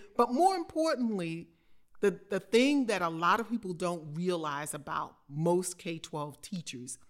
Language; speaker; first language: English; native; English